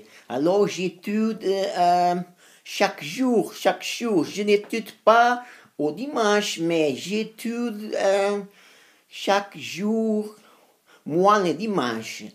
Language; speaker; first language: French; non-native, learner; Spanish